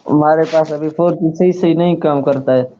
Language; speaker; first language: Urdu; non-native, local second language; Saraiki